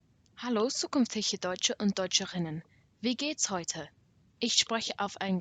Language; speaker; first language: German; non-native, learner; English